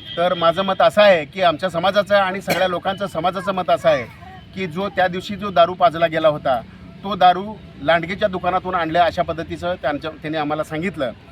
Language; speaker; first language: Marathi; non-native, local second language; Lambadi